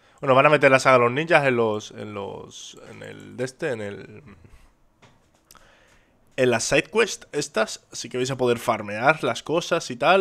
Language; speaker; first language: Spanish; native; Spanish